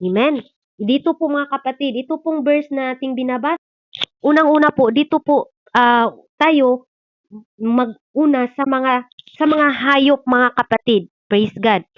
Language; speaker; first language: Filipino; non-native, local second language; Cebuano